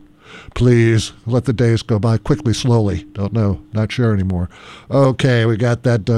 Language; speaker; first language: English; native; English